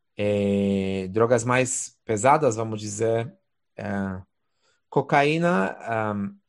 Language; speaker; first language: Portuguese; non-native, fluent; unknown